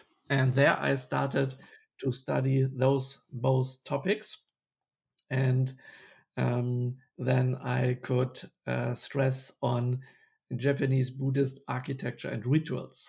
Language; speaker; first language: English; non-native, fluent; German